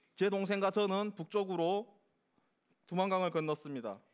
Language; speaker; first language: Korean; native; Korean